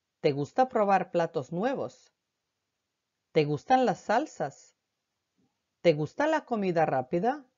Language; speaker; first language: Spanish; non-native, fluent; Croatian